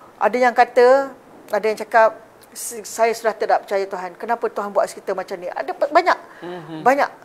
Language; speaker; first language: Malay; native; Malay